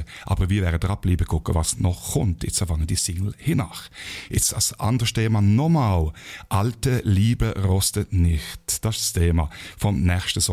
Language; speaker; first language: German; native; German